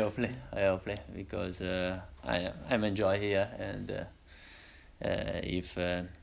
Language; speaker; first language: English; non-native, learner; Italian